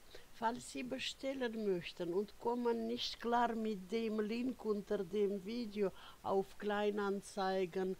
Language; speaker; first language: German; non-native, fluent; Russian